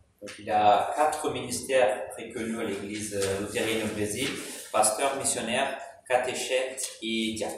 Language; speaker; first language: French; non-native, fluent; Portuguese